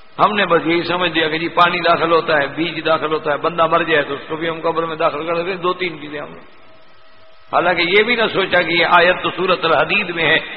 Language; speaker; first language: Urdu; non-native, local second language; Punjabi